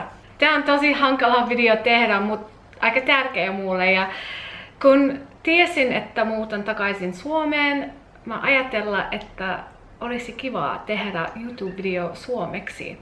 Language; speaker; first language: Finnish; non-native, learner; English